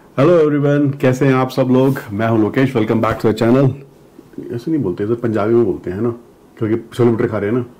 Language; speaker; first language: Hindi; native; Hindi